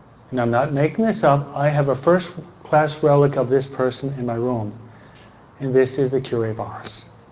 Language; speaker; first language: English; native; English